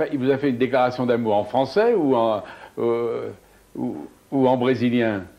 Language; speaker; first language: French; native; French